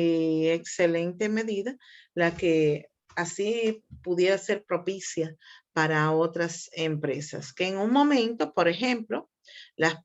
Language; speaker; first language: Spanish; native; Spanish